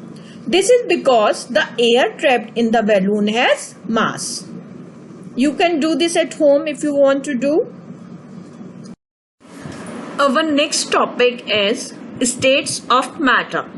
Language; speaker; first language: English; non-native, local second language; Hindi